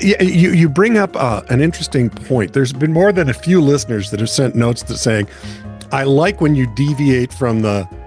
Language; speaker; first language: English; native; English